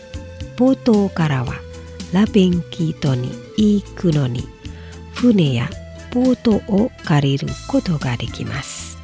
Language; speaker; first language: Japanese; non-native, fluent; Indonesian